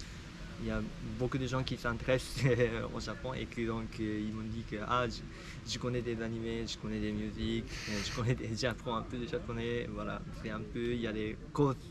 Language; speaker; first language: French; non-native, fluent; Japanese